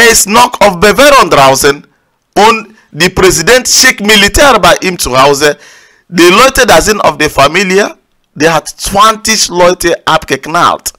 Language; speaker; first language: German; non-native, learner; Igbo